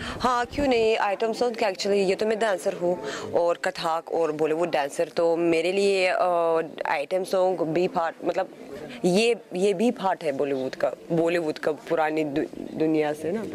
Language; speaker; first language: Hindi; non-native, learner; Azerbaijani